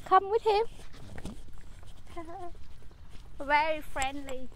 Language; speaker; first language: English; non-native, fluent; Vietnamese